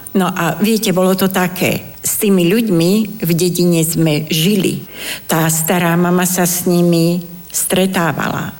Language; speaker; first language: Slovak; non-native, local second language; Romany